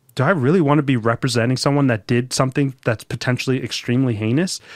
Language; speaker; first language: English; native; English